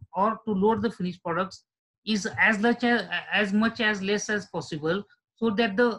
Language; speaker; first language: English; non-native, local second language; Marathi